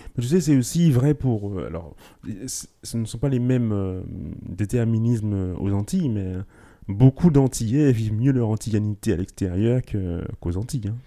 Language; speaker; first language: French; native; French